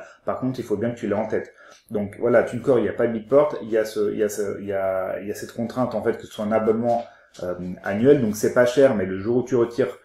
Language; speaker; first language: French; native; French